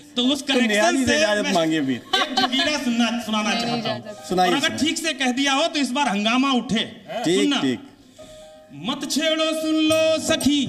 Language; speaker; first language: Hindi; native; Hindi